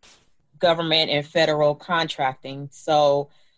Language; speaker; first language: English; native; English